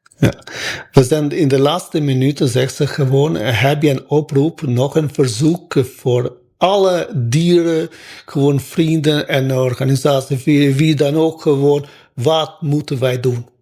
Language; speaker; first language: Dutch; non-native, fluent; Albanian